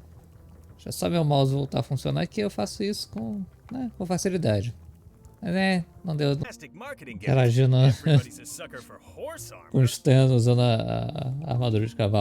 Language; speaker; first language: Portuguese; native; Portuguese